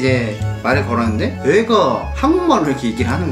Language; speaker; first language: Korean; native; Korean